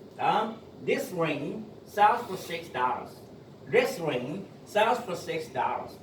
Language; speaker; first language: English; non-native, fluent; Korean